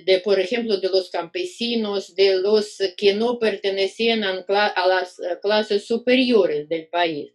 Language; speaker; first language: Spanish; non-native, fluent; Russian